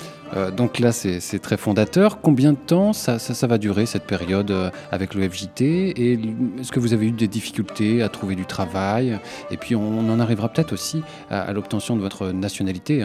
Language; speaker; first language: French; native; French